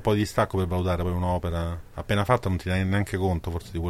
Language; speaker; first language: Italian; native; Italian